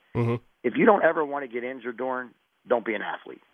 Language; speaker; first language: English; native; English